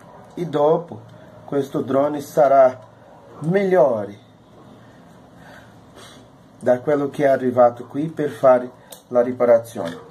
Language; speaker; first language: Italian; non-native, learner; Portuguese